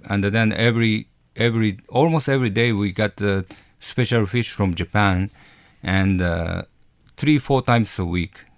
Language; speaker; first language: English; non-native, learner; Japanese